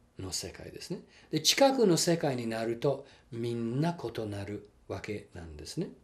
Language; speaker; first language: Japanese; non-native, fluent; English